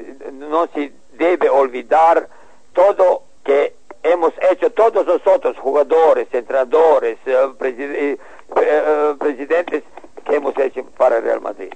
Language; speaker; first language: Spanish; non-native, learner; Serbian